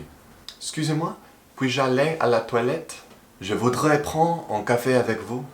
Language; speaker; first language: French; non-native, learner; English